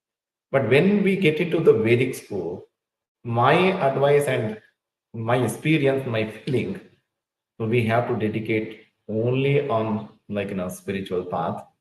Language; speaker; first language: English; non-native, local second language; Tulu